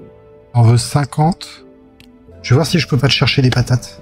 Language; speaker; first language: French; native; French